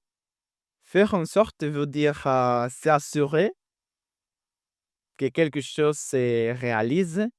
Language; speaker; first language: French; non-native, fluent; Spanish